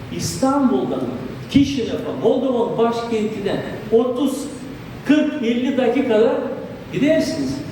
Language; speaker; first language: Turkish; non-native, fluent; Romanian